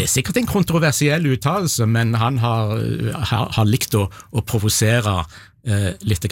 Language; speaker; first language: Norwegian; native; Norwegian